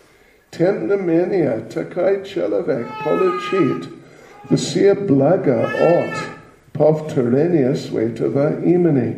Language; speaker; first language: Russian; non-native, learner; English